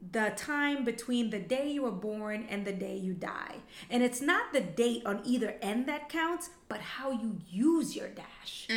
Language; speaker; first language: English; early bilingual, other home language; Spanish